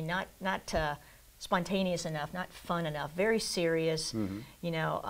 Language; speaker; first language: English; native; English